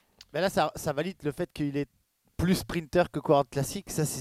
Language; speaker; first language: French; native; French